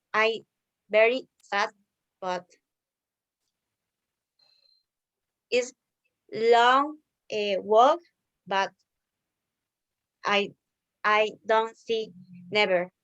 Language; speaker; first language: English; non-native, learner; Spanish